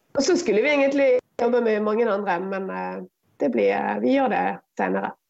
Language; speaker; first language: Norwegian; non-native, fluent; Arabic